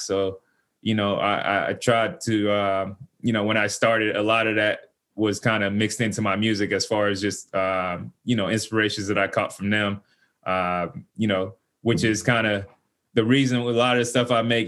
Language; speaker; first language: English; native; English